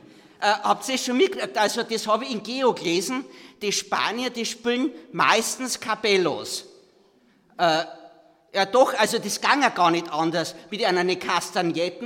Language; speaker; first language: German; native; German